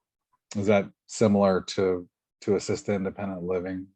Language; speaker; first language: English; native; English